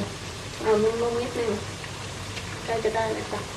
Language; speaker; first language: Thai; native; Thai